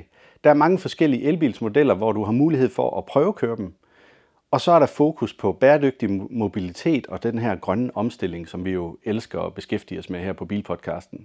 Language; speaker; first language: Danish; native; Danish